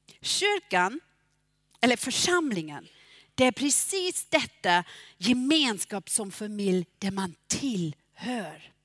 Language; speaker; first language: Swedish; non-native, fluent; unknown